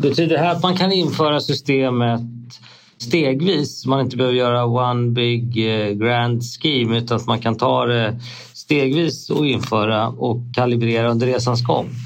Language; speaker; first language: Swedish; native; Swedish